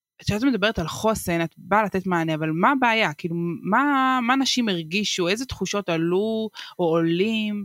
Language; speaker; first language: Hebrew; native; Hebrew